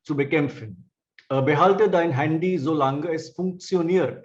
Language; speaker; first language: German; non-native, fluent; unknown